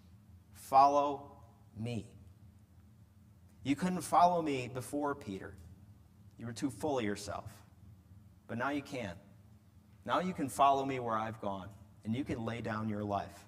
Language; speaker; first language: English; native; English